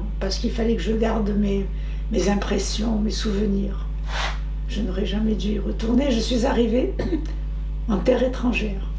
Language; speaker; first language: French; native; French